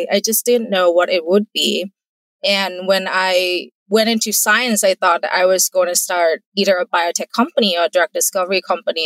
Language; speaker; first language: English; non-native, fluent; Thai